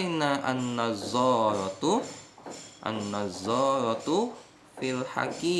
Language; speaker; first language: Arabic; non-native, fluent; Indonesian